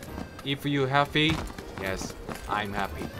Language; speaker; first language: English; non-native, learner; Korean